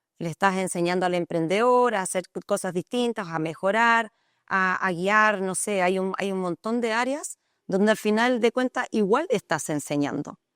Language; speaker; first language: Spanish; early bilingual, other home language; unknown